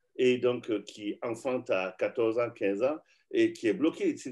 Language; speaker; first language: French; non-native, local second language; Bambara